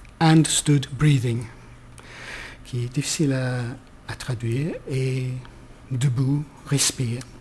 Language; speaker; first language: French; non-native, fluent; English